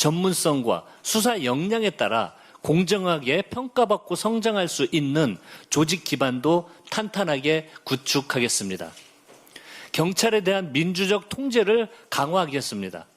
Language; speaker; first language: Korean; native; Korean